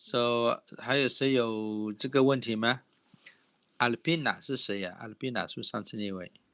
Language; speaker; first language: Chinese; native; Chinese